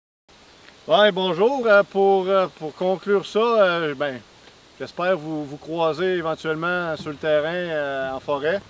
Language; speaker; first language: French; native; French